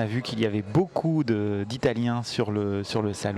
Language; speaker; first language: French; native; French